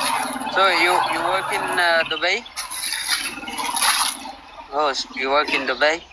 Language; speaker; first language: English; non-native, learner; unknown